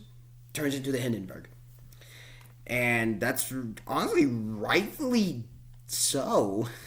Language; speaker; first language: English; native; English